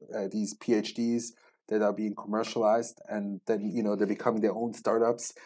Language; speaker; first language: English; non-native, fluent; Swiss German